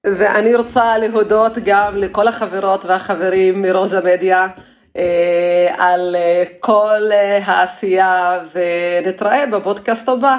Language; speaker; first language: Hebrew; non-native, local second language; Arabic